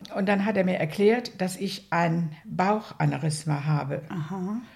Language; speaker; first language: German; native; German